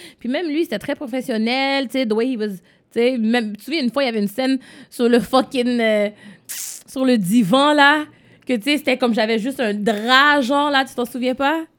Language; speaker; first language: French; non-native, local second language; English